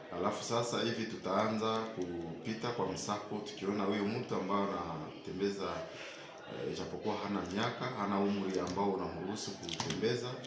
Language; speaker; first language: Swahili; native; Swahili